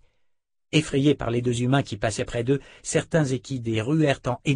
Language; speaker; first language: French; native; French